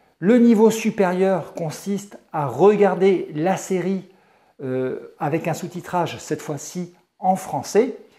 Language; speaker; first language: French; native; French